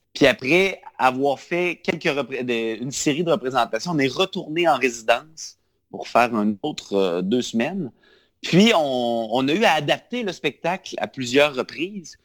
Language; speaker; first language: French; native; French